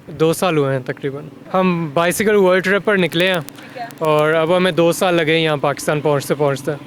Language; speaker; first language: Urdu; early bilingual, heritage; Hindi